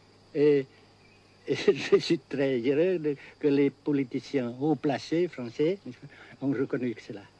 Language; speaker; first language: French; non-native, fluent; Vietnamese